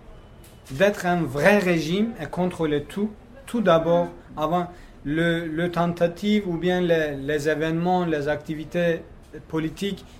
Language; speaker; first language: French; non-native, fluent; Kurdish